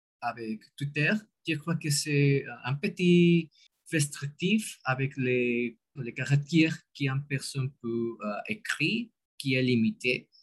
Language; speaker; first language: French; non-native, learner; Spanish